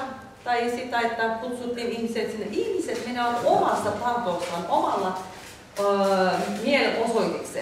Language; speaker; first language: Finnish; non-native, fluent; Turkish